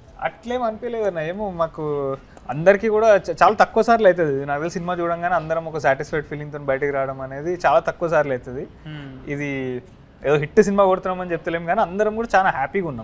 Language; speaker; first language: Telugu; native; Telugu